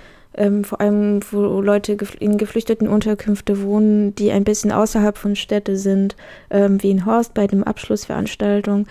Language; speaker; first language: German; non-native, fluent; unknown